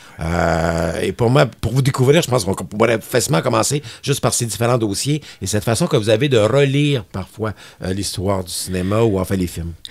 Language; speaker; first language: French; native; French